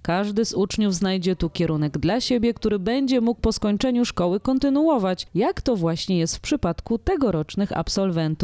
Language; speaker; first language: Polish; native; Polish